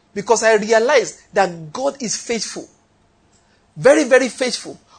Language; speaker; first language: English; non-native, local second language; Yoruba